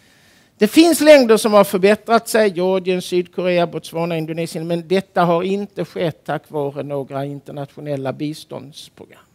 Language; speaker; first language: Swedish; native; Swedish